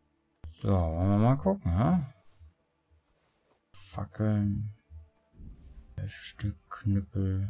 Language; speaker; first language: German; native; German